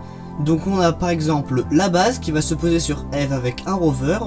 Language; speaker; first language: French; native; French